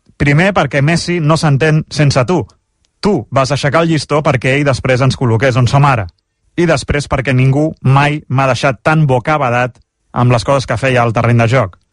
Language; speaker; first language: Catalan; native; Catalan